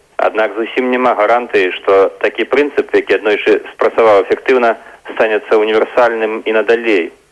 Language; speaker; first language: Belarusian; native; Belarusian